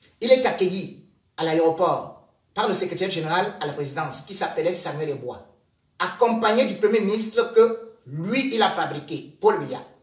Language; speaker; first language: French; native; French